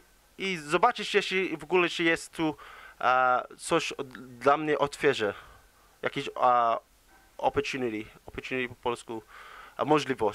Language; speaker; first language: Polish; early bilingual, heritage; English